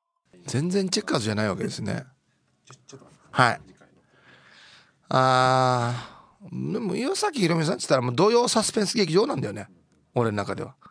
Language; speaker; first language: Japanese; native; Japanese